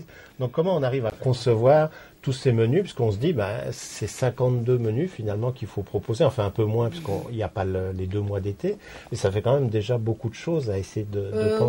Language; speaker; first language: French; native; French